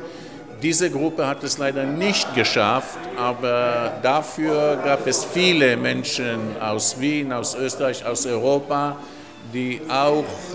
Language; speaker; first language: German; non-native, fluent; Serbian